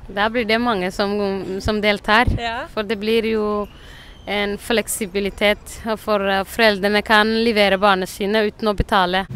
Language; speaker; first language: Norwegian; non-native, learner; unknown